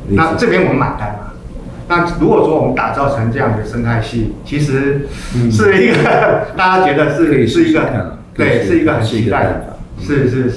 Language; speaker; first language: Chinese; native; Chinese